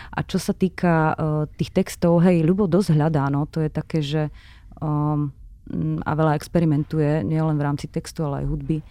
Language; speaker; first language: Slovak; native; Slovak